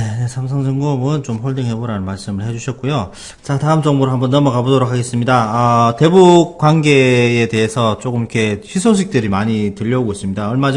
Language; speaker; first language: Korean; native; Korean